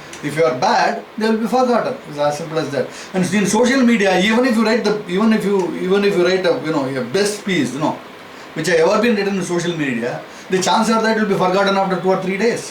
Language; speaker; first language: English; non-native, local second language; Tamil